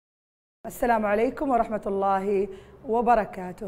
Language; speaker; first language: Arabic; native; Arabic